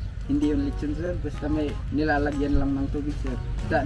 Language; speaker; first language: Filipino; native; Filipino